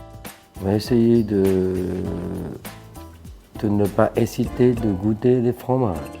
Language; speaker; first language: French; non-native, fluent; Cantonese